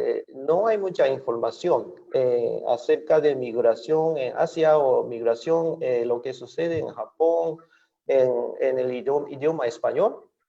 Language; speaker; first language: Spanish; non-native, fluent; Japanese